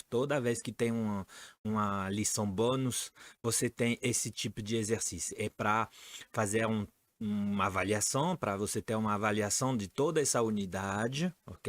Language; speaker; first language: Portuguese; non-native, fluent; French